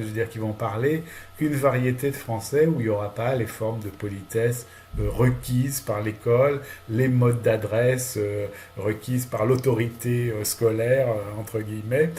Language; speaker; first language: French; native; French